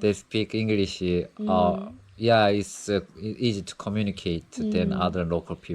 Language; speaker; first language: English; non-native, learner; Korean